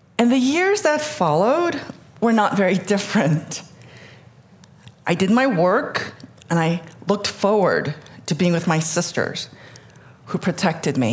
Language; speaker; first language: English; early bilingual, other home language; Korean